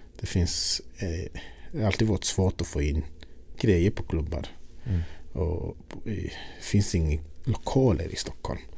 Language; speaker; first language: Swedish; non-native, fluent; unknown